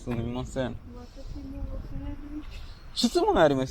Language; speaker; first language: Japanese; non-native, learner; Bangla